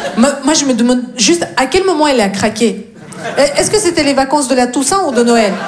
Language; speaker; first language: French; non-native, fluent; Russian